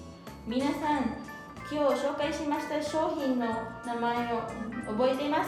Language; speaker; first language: Japanese; non-native, learner; Vietnamese